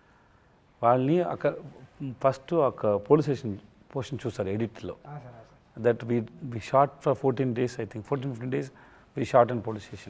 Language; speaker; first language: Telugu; non-native, learner; Tamil